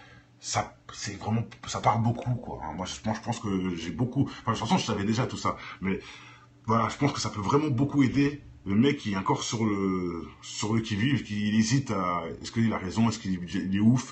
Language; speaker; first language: French; native; French